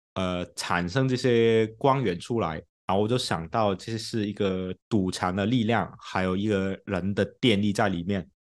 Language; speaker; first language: Chinese; non-native, local second language; Cantonese